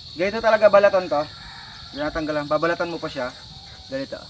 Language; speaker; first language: Filipino; non-native, local second language; Bikol